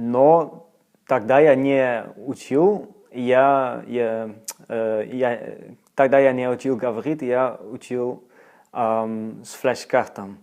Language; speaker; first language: Russian; non-native, learner; Dutch